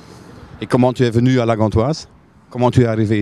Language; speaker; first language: French; non-native, local second language; Dutch